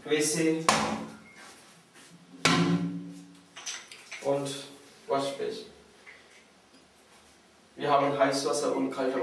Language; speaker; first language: German; non-native, learner; Sinhala